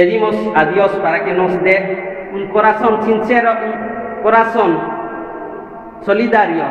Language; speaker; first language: Spanish; non-native, fluent; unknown